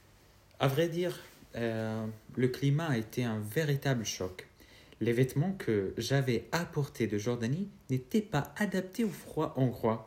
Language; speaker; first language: French; non-native, fluent; Arabic